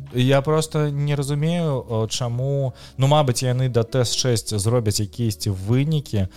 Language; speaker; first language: Belarusian; non-native, local second language; Russian